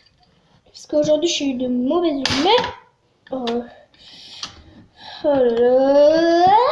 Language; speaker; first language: French; native; French